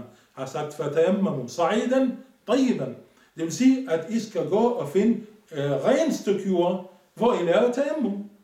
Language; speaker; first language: Danish; non-native, fluent; Arabic